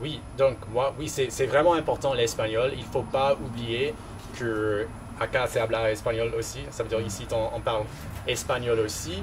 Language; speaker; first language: French; non-native, local second language; English